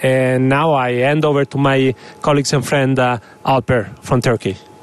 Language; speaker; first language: English; non-native, fluent; Italian